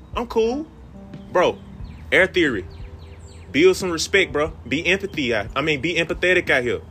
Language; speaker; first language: English; native; English